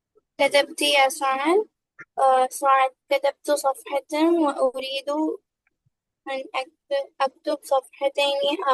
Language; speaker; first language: Arabic; non-native, learner; Urdu